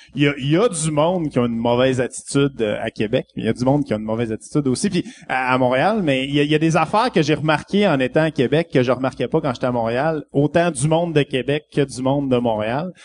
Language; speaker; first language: French; native; French